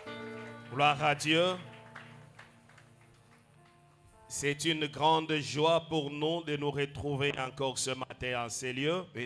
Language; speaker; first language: French; non-native, local second language; Lingala